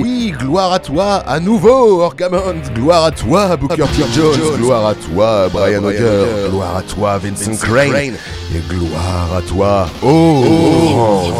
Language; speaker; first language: French; native; French